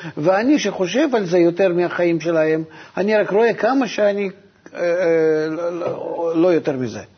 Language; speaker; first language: Hebrew; non-native, fluent; Russian